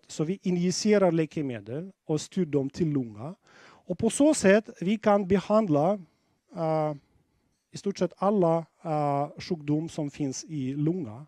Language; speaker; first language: Swedish; non-native, fluent; Russian